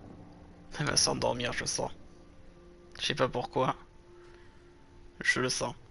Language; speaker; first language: French; native; French